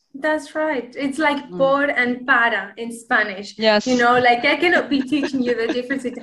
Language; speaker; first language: English; non-native, fluent; Spanish